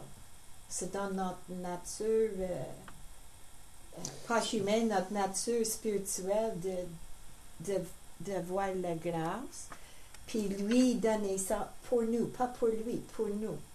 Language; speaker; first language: French; non-native, local second language; English